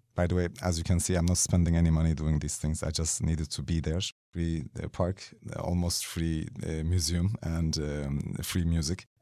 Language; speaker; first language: English; non-native, fluent; Turkish